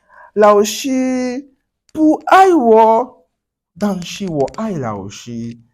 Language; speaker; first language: Chinese; non-native, learner; French